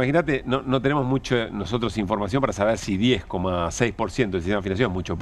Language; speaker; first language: Spanish; native; Spanish